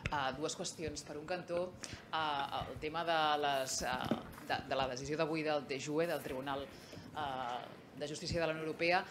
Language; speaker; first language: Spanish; native; Spanish